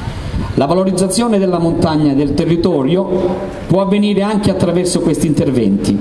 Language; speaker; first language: Italian; native; Italian